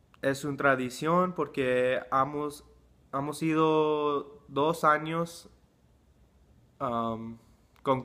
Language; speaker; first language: Spanish; early bilingual, heritage; English